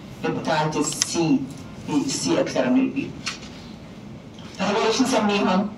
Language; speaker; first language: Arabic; native; Arabic